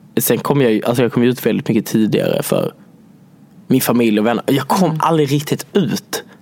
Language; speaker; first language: Swedish; native; Swedish